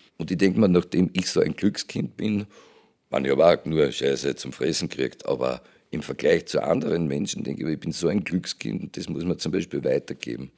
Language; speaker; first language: German; native; German